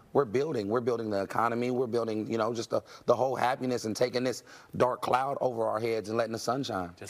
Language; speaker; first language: English; native; English